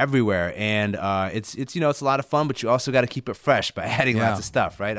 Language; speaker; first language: English; early bilingual, other home language; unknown